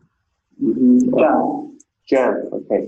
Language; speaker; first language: English; non-native, learner; Vietnamese